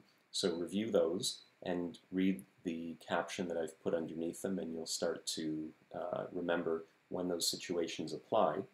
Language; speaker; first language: English; native; English